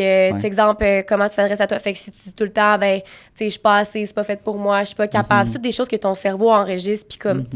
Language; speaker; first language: French; native; French